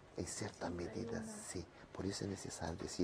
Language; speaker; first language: Spanish; non-native, fluent; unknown